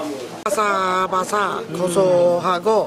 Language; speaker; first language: Korean; non-native, learner; Chinese